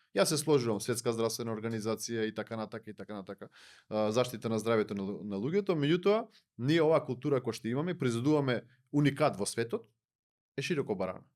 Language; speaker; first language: Macedonian; native; Macedonian